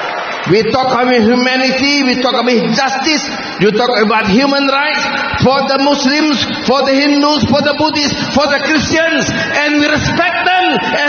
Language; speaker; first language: English; non-native, local second language; Malay